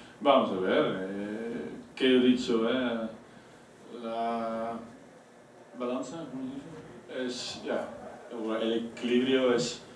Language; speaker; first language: Spanish; non-native, fluent; Dutch